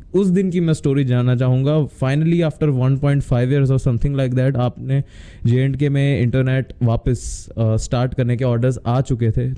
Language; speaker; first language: Hindi; native; Hindi